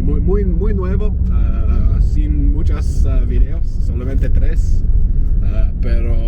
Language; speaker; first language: Spanish; non-native, learner; English